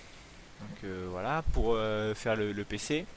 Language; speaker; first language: French; native; French